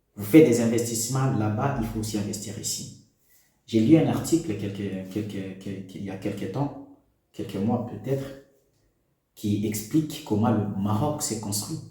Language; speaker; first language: French; non-native, local second language; Lingala